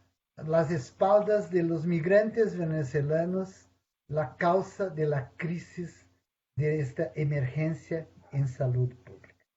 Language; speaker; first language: Spanish; non-native, fluent; Portuguese